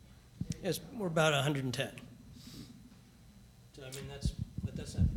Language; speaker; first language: English; native; English